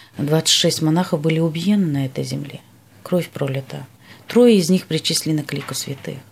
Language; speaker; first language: Russian; non-native, local second language; Kyrgyz